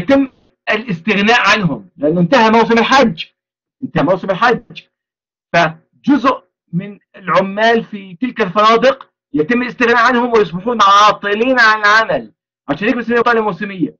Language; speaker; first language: Arabic; native; Arabic